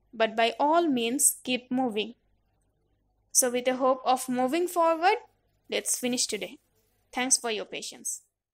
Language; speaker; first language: English; non-native, local second language; Bangla